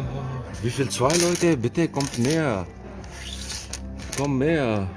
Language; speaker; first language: German; non-native, learner; Urdu